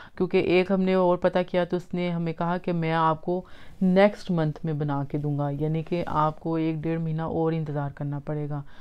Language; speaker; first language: Urdu; native; Urdu